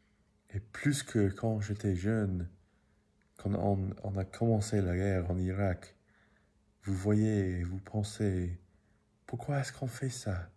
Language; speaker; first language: French; non-native, learner; English